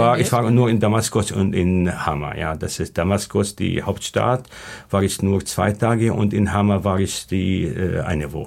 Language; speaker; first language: German; non-native, learner; Arabic